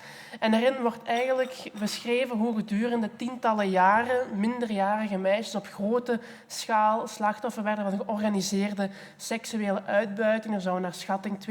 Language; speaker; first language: Dutch; native; Dutch